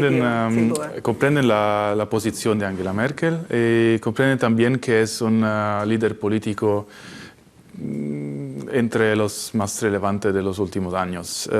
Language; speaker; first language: Spanish; non-native, fluent; Italian